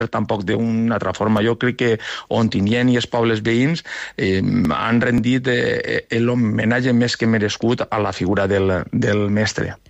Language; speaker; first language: Catalan; native; Catalan